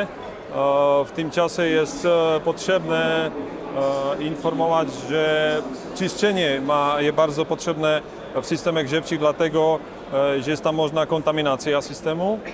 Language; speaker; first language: Polish; non-native, learner; Slovak